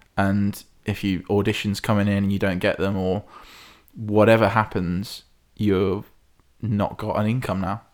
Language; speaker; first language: English; native; English